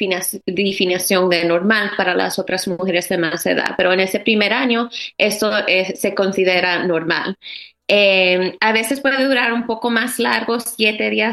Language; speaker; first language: Spanish; early bilingual, heritage; Spanish